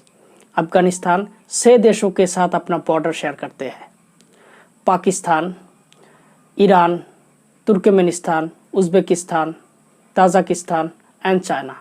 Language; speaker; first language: Hindi; non-native, local second language; Assamese